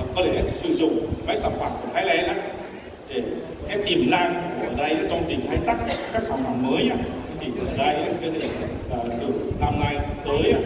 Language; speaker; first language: Vietnamese; non-native, fluent; Chinese